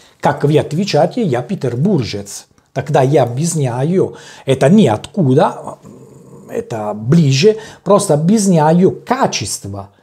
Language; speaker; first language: Russian; non-native, learner; Italian